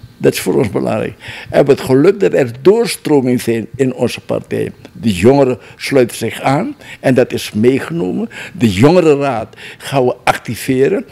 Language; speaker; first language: Dutch; non-native, local second language; Javanese